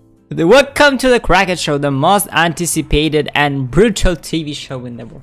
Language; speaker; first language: English; non-native, learner; Albanian